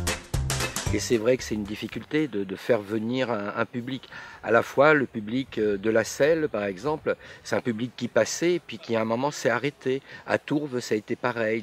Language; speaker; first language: French; native; French